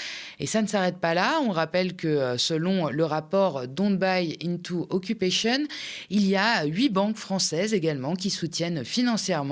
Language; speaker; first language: French; native; French